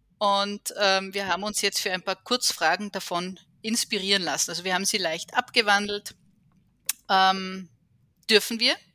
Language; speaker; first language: German; native; German